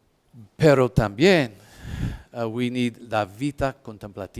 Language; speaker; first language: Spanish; non-native, learner; English